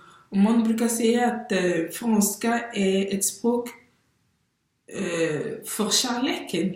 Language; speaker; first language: Swedish; non-native, fluent; French